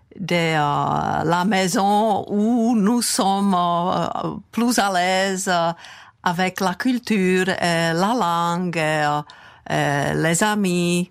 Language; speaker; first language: French; non-native, fluent; Czech